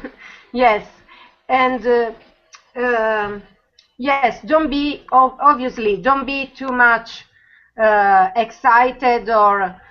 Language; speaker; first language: English; non-native, learner; Italian